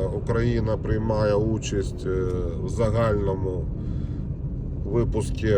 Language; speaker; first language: Ukrainian; non-native, local second language; Russian